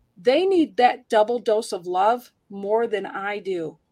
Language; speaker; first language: English; early bilingual, heritage; Spanish